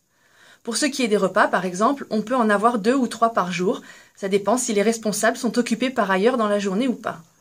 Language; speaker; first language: French; native; French